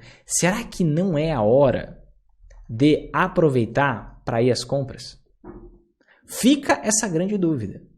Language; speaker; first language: Portuguese; native; Portuguese